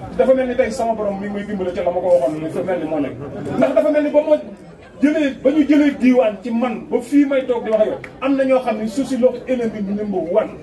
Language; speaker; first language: Wolof; native; Wolof